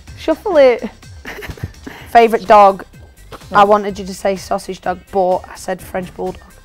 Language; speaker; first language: English; native; English